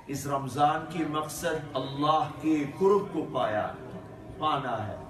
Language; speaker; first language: Hindi; non-native, learner; Tamil